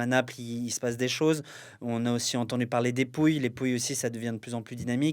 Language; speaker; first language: French; native; French